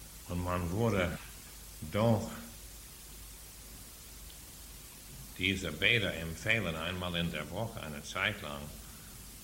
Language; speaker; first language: German; non-native, fluent; English